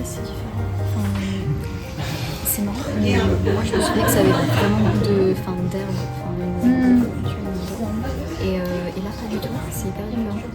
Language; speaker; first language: French; native; French